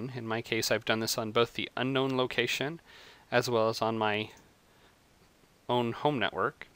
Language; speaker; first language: English; native; English